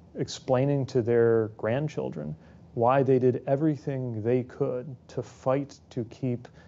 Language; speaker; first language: English; native; English